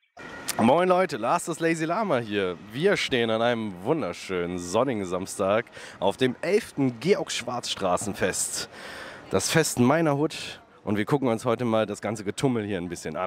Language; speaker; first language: German; native; German